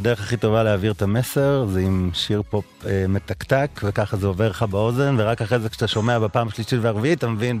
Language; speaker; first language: Hebrew; native; Hebrew